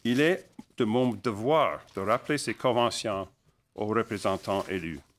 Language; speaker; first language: French; non-native, local second language; English